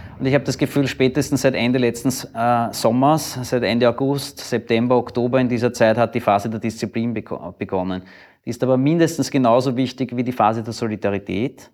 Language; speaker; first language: German; native; German